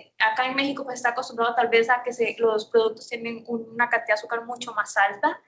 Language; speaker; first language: Spanish; native; Spanish